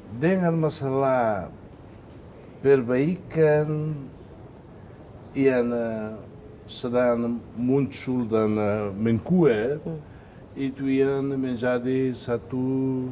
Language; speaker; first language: Indonesian; non-native, fluent; Tetum